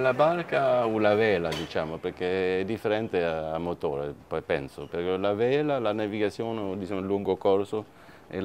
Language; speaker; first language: Italian; non-native, fluent; Swedish